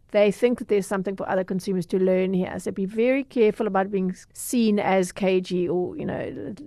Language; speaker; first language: English; native; English